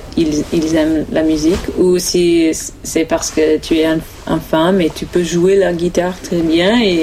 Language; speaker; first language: French; non-native, learner; English